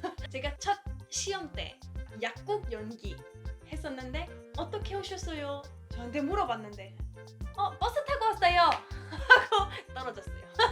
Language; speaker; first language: Korean; non-native, fluent; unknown